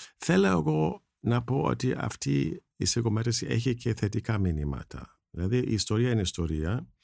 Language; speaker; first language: Greek; non-native, fluent; German